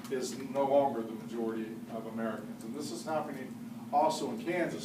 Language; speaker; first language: English; native; English